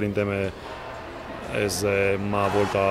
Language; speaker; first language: Hungarian; non-native, learner; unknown